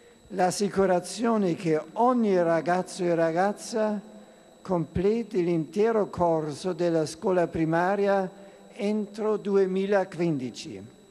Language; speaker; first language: Italian; non-native, fluent; German